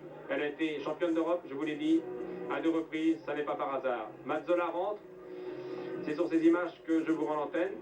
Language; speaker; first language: French; native; French